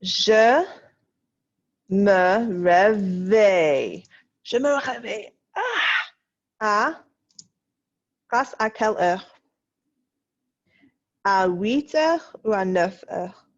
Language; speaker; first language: French; non-native, fluent; English